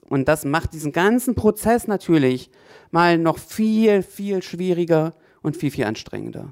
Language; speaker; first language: German; native; German